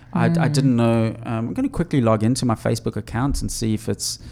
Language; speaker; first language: English; native; English